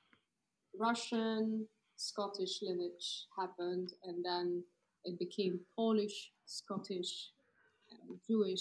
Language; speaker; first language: English; non-native, fluent; Kazakh